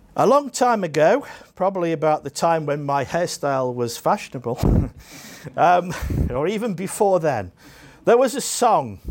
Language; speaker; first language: English; native; English